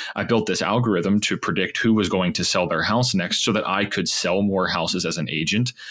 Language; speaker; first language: English; native; English